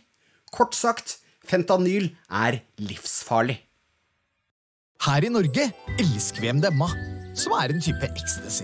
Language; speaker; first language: Norwegian; native; Norwegian